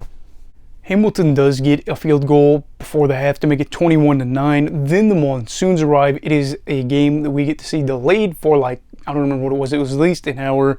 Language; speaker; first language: English; native; English